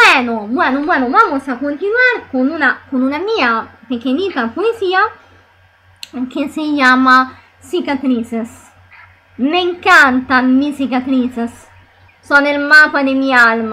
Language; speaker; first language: Spanish; non-native, fluent; Italian